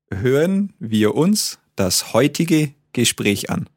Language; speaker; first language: German; native; German